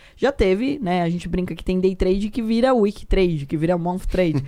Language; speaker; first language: Portuguese; native; Portuguese